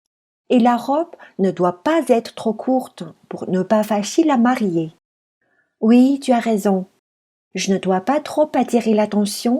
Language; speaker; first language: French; non-native, fluent; Chinese